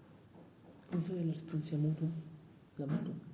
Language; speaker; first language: Spanish; native; Spanish